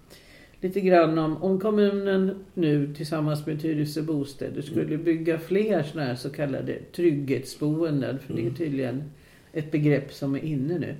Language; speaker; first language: Swedish; native; Swedish